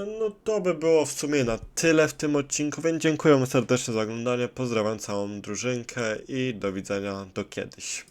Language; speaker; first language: Polish; native; Polish